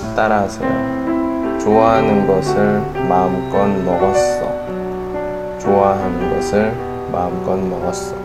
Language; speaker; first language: Korean; non-native, fluent; Chinese